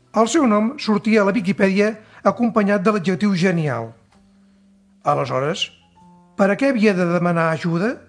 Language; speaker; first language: Catalan; native; Catalan